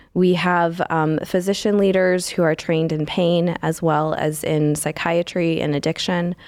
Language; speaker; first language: English; native; English